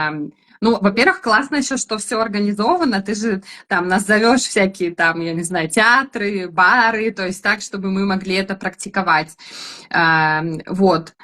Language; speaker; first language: Russian; native; Russian